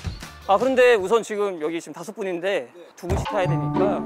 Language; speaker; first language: Korean; native; Korean